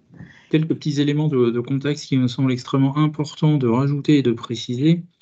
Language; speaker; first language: French; native; French